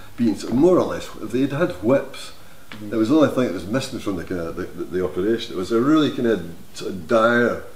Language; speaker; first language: English; native; English